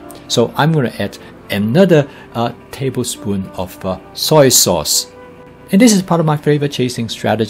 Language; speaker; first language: English; non-native, fluent; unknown